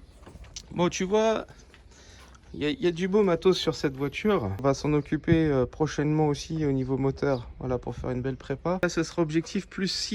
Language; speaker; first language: French; native; French